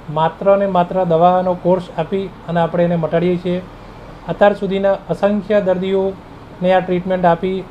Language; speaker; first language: Gujarati; native; Gujarati